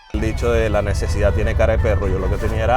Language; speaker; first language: Spanish; native; Spanish